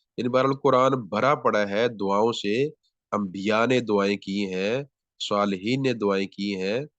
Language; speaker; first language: Urdu; non-native, local second language; Punjabi